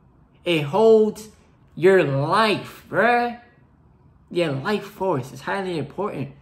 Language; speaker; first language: English; native; English